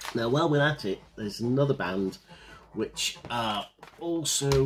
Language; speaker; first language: English; native; English